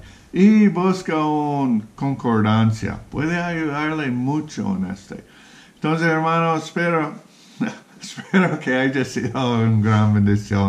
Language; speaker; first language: Spanish; non-native, learner; English